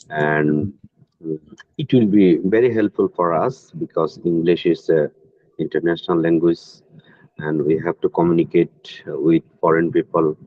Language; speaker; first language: English; non-native, learner; Bangla